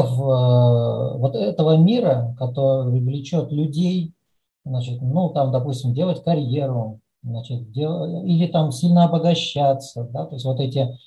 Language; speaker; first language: Russian; native; Russian